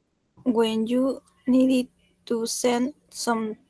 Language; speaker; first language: English; non-native, learner; Spanish